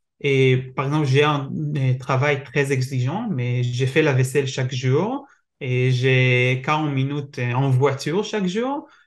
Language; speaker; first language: French; non-native, learner; Hebrew